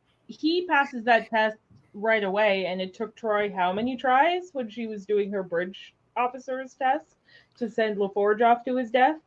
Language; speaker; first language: English; native; English